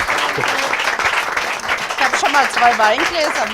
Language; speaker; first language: German; native; German